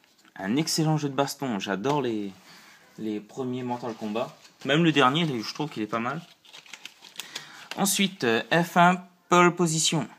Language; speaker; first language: French; native; French